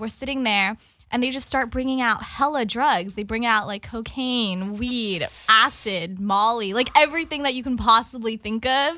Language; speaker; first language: English; non-native, local second language; Filipino